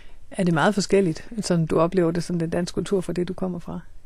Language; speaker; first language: Danish; native; Danish